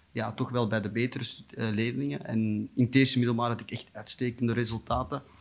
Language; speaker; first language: Dutch; non-native, local second language; Turkish